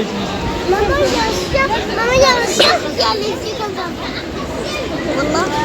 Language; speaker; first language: French; native; French